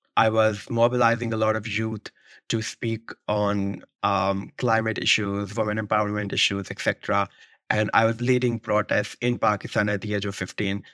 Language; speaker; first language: English; non-native, local second language; Urdu